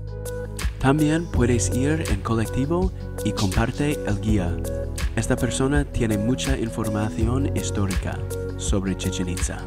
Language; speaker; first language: Spanish; non-native, learner; English